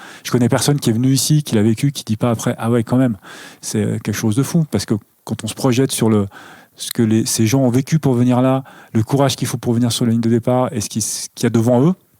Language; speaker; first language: French; native; French